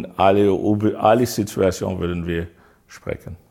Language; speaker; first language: German; non-native, learner; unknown